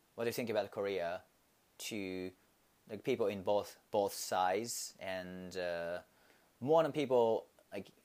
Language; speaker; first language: English; non-native, fluent; Japanese